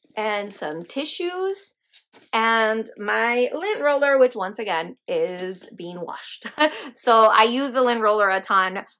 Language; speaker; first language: English; native; English